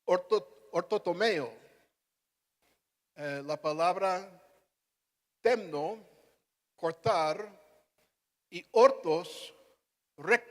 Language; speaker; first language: Spanish; non-native, fluent; English